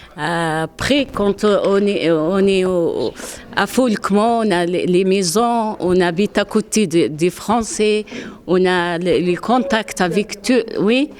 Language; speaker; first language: French; non-native, learner; Arabic